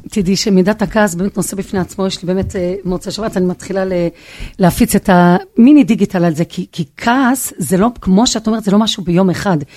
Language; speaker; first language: Hebrew; non-native, fluent; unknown